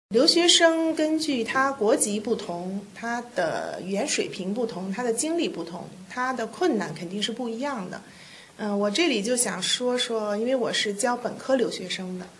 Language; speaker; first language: Chinese; native; Chinese